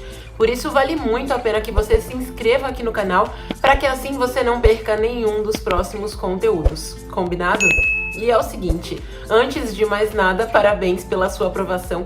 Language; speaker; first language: Portuguese; native; Portuguese